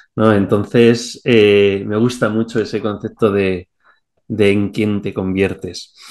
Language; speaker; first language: Spanish; native; Spanish